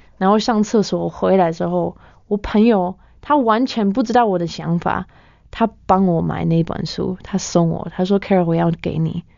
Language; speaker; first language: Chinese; non-native, fluent; English